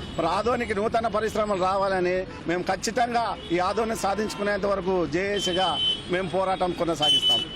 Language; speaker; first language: Telugu; native; Telugu